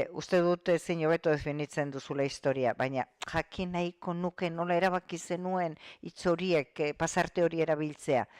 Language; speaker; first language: Basque; non-native, fluent; Polish